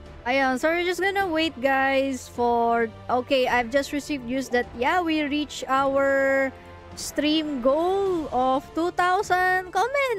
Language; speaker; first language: English; non-native, local second language; Filipino